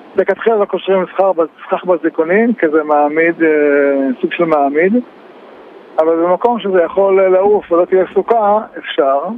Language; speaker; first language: Hebrew; native; Hebrew